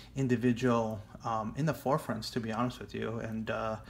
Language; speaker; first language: English; native; English